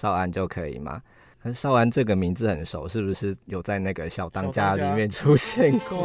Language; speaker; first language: Chinese; native; Chinese